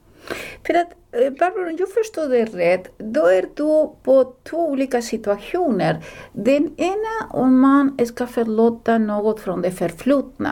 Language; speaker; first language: Swedish; non-native, fluent; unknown